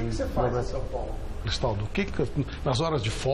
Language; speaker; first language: Portuguese; native; Portuguese